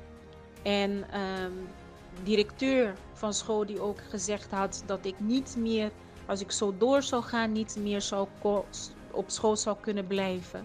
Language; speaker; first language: Dutch; early bilingual, other home language; Portuguese